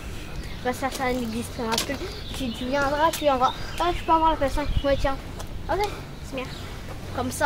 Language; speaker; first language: French; early bilingual, other home language; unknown